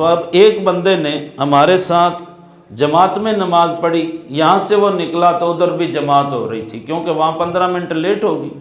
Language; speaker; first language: Urdu; non-native, local second language; Punjabi